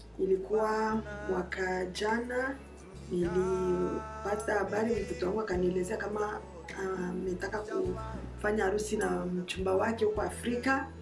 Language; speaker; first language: Swahili; native; Swahili